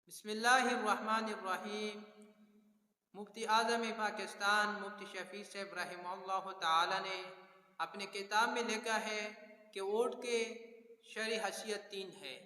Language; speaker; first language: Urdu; non-native, local second language; Pashto